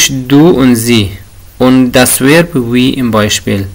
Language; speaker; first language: German; non-native, fluent; Persian